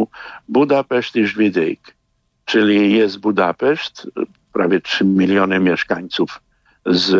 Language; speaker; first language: Polish; native; Polish